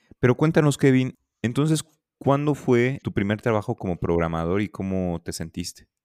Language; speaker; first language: Spanish; native; Spanish